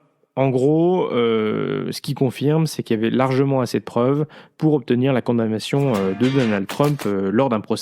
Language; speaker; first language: French; native; French